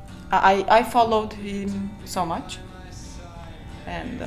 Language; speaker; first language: English; non-native, fluent; Turkish